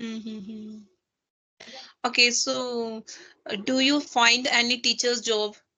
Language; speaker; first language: English; non-native, learner; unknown